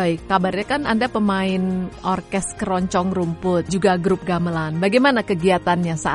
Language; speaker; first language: Indonesian; native; Indonesian